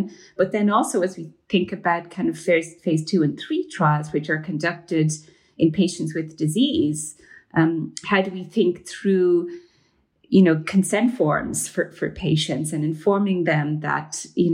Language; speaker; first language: English; native; English